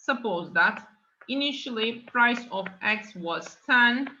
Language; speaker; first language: English; non-native, fluent; Turkish